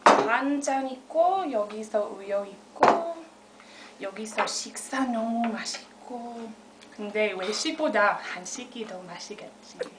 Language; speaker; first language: Korean; non-native, fluent; English